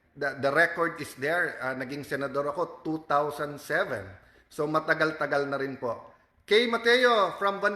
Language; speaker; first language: Filipino; native; Filipino